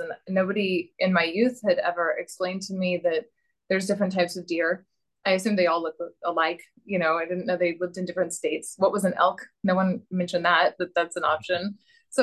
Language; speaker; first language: English; native; English